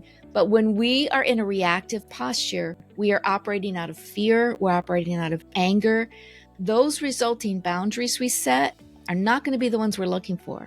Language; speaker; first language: English; native; English